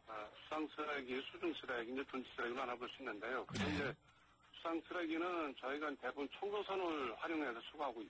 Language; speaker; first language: Korean; native; Korean